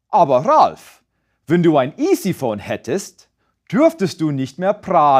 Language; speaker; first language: German; non-native, fluent; English